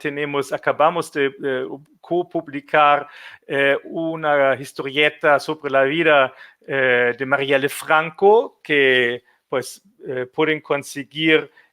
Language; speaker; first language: Spanish; non-native, fluent; German